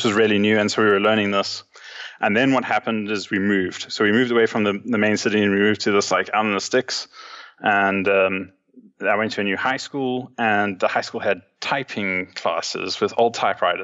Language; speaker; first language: English; native; English